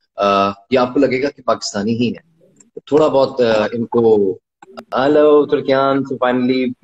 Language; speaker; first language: Urdu; native; Urdu